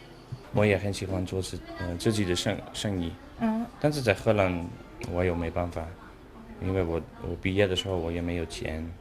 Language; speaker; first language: Chinese; non-native, fluent; Dutch